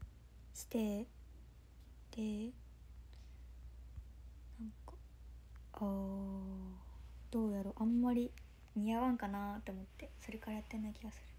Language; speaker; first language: Japanese; native; Japanese